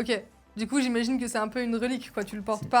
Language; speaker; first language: French; native; French